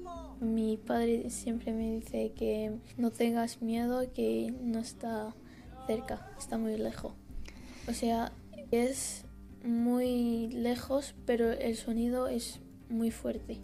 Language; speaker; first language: Spanish; early bilingual, other home language; Arabic